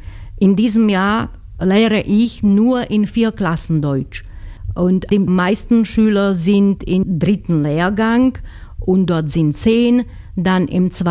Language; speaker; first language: German; non-native, fluent; Slovak